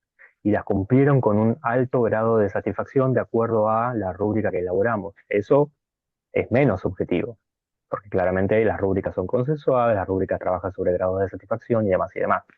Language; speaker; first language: Spanish; native; Spanish